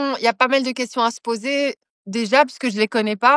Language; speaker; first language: French; native; French